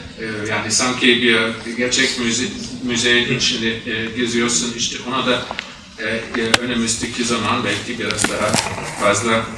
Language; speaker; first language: Turkish; non-native, fluent; German